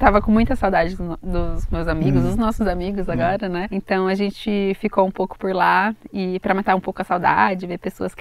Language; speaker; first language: Portuguese; native; Portuguese